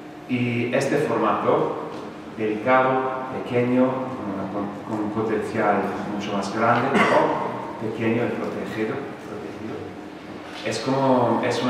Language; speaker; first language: Spanish; non-native, fluent; English